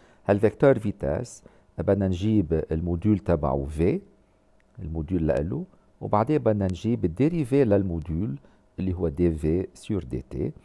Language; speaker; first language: French; non-native, local second language; Arabic